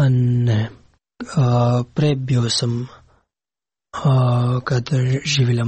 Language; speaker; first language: Serbian; non-native, learner; Pashto